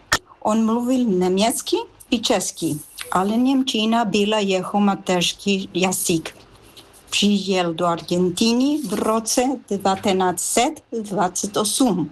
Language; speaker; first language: Czech; early bilingual, heritage; Spanish